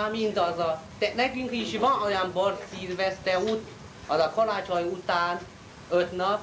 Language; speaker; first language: Hungarian; non-native, learner; Chinese